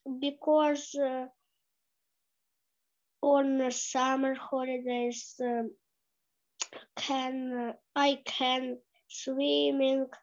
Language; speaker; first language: English; non-native, learner; Ukrainian